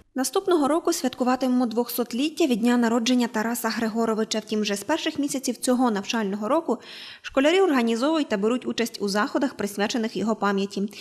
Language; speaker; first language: Ukrainian; native; Ukrainian